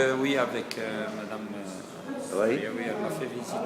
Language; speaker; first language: French; non-native, local second language; Arabic